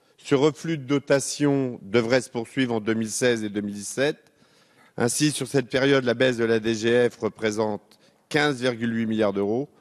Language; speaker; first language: French; native; French